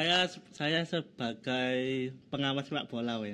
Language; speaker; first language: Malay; non-native, local second language; Javanese